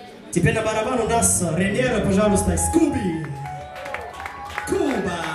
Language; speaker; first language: Russian; non-native, fluent; French